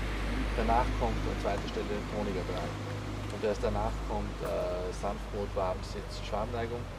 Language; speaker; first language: German; native; German